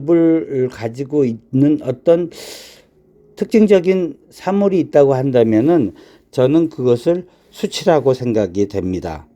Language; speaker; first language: Korean; native; Korean